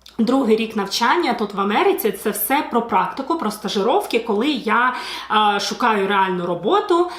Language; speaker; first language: Ukrainian; non-native, local second language; Russian